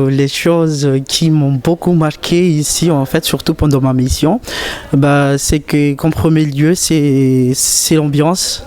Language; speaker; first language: French; native; French